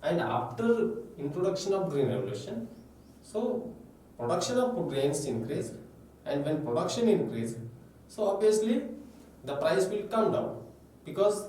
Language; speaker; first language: English; non-native, local second language; Kannada